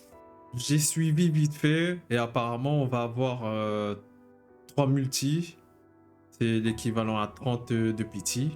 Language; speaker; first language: French; native; French